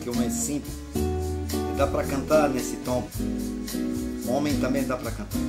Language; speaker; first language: Portuguese; non-native, fluent; French